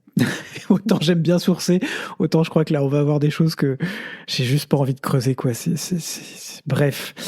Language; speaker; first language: French; native; French